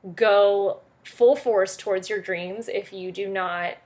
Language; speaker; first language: English; early bilingual, other home language; French